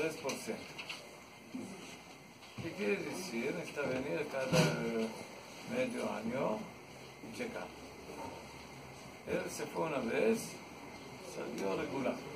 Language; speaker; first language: Spanish; non-native, learner; Hebrew